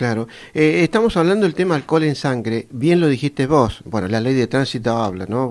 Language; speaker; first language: Spanish; native; Spanish